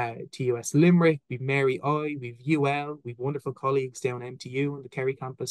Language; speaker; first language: English; native; English